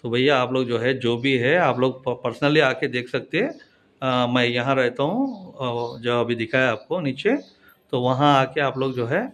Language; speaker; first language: Hindi; non-native, local second language; Telugu